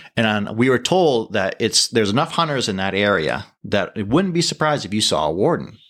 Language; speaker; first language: English; native; English